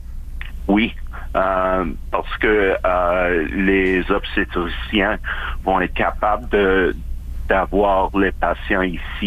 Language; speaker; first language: French; non-native, local second language; English